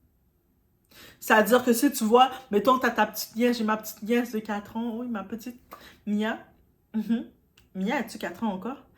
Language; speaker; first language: French; native; French